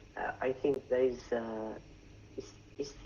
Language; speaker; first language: English; non-native, learner; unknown